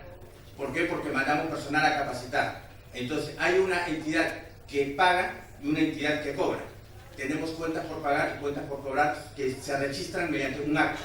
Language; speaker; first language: Spanish; native; Spanish